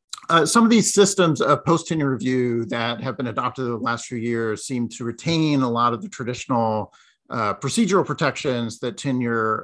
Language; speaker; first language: English; native; English